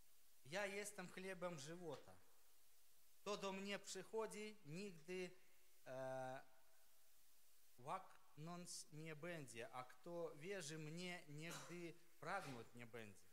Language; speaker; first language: Polish; non-native, learner; Ukrainian